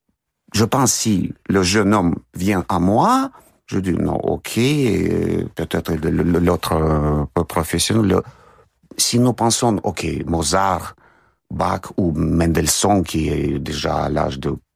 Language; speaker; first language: French; non-native, fluent; Russian